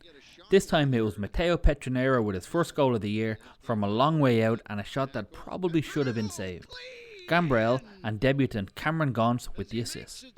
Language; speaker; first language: English; native; English